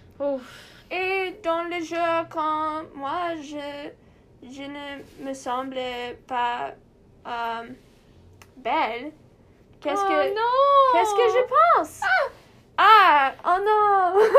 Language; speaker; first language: French; non-native, learner; English